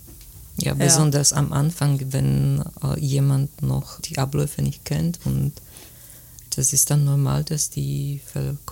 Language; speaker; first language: German; non-native, fluent; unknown